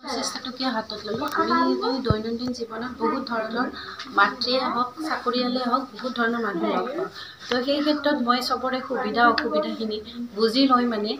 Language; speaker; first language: Assamese; native; Assamese